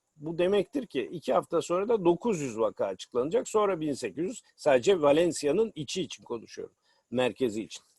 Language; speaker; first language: Turkish; native; Turkish